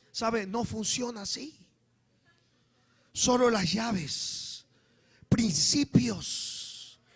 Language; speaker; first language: Spanish; native; Spanish